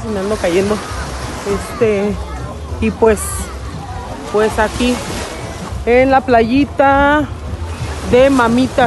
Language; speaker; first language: Spanish; native; Spanish